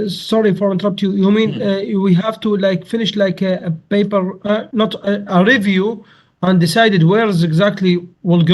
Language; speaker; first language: English; non-native, learner; Arabic